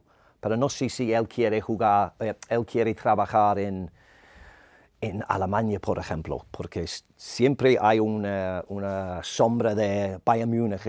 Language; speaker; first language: Spanish; non-native, learner; English